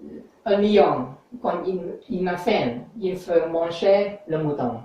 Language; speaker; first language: French; non-native, learner; English